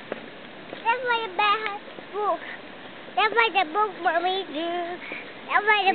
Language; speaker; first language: English; early bilingual, other home language; Thai